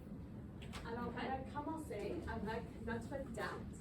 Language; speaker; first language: French; non-native, local second language; English